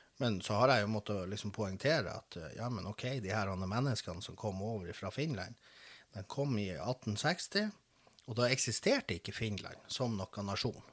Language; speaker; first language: Norwegian; native; Norwegian